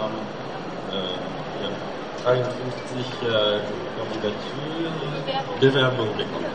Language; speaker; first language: German; non-native, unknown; French